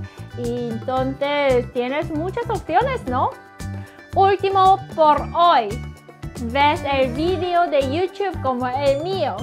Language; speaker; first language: Spanish; non-native, fluent; Korean